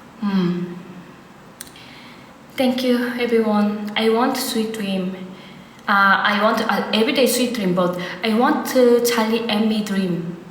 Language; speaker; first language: English; non-native, learner; Thai